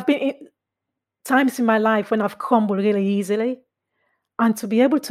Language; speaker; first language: English; non-native, local second language; Krio